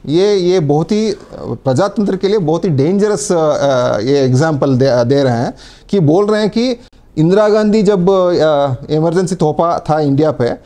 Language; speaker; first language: Hindi; non-native, local second language; Kannada